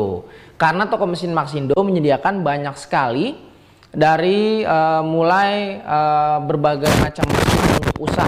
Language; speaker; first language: Indonesian; native; Indonesian